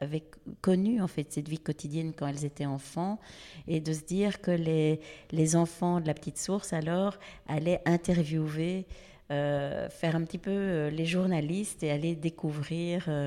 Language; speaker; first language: French; native; French